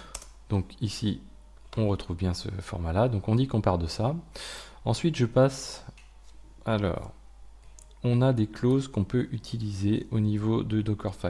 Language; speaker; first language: French; native; French